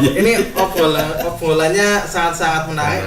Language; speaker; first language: Indonesian; native; Indonesian